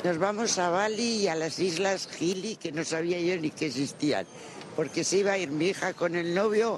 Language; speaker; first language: Spanish; native; Spanish